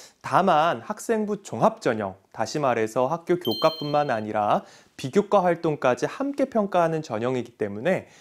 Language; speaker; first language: Korean; native; Korean